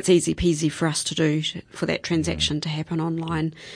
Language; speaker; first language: English; native; English